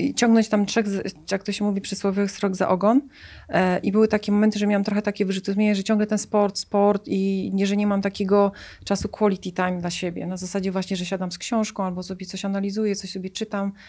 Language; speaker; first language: Polish; native; Polish